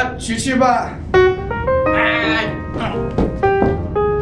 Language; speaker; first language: Chinese; non-native, learner; English